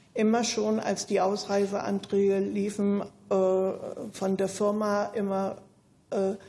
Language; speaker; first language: German; native; German